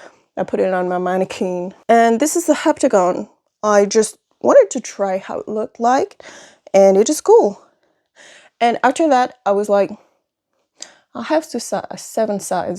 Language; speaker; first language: English; non-native, fluent; French